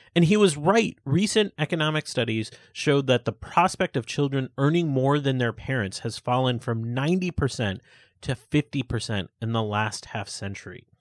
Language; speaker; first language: English; early bilingual, other home language; Hindi